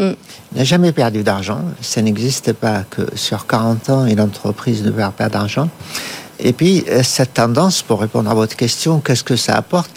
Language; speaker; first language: French; non-native, fluent; Arabic